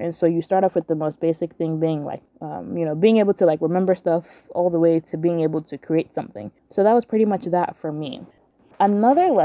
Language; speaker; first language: English; non-native, local second language; Yoruba